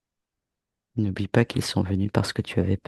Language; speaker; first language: French; native; French